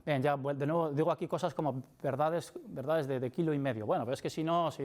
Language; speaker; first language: Spanish; native; Spanish